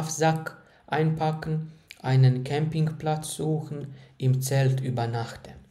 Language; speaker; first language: German; non-native, fluent; Bosnian